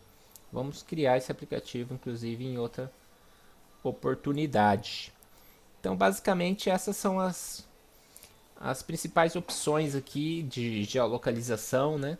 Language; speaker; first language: Portuguese; native; Portuguese